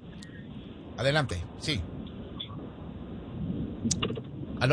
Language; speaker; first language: Spanish; native; Spanish